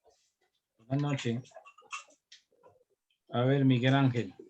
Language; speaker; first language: Spanish; native; Spanish